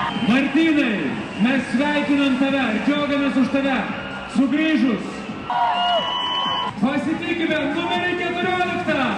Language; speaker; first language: Lithuanian; native; Lithuanian